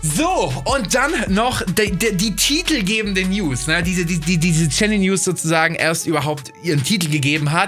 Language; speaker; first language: German; native; German